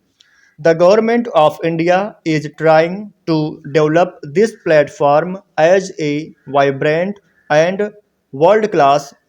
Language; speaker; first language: English; non-native, local second language; Hindi